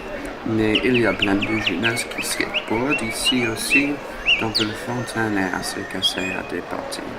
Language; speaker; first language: French; non-native, learner; English